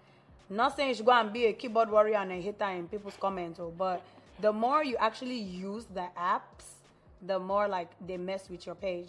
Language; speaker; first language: English; non-native, local second language; Yoruba